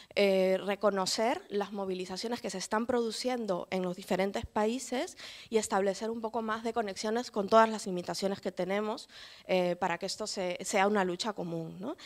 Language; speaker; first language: Spanish; native; Spanish